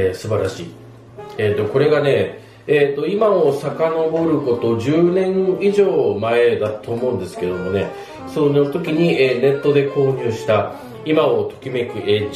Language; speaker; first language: Japanese; native; Japanese